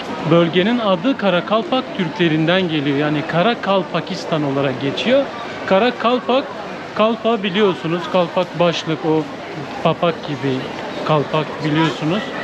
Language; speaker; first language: Turkish; native; Turkish